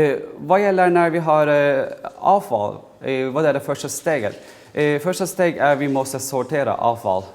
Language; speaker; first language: Swedish; non-native, fluent; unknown